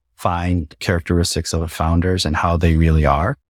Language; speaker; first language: English; native; English